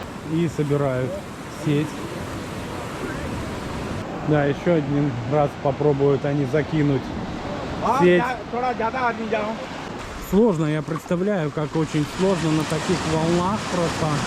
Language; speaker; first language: Russian; native; Russian